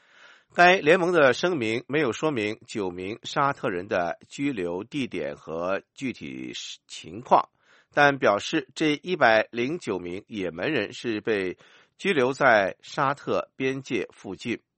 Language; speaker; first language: Chinese; native; Chinese